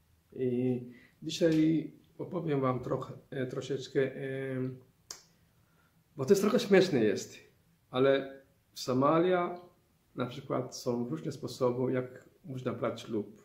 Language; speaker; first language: Polish; non-native, fluent; Somali